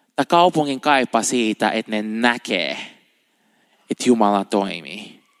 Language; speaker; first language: Finnish; non-native, fluent; Portuguese